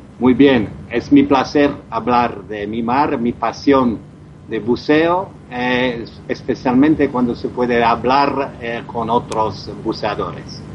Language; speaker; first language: Spanish; non-native, learner; Croatian